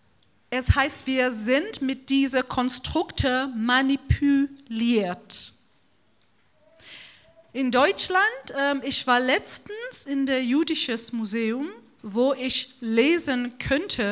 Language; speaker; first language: German; non-native, fluent; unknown